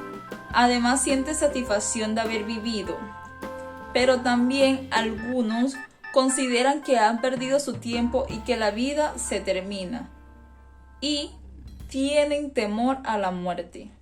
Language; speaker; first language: Spanish; native; Spanish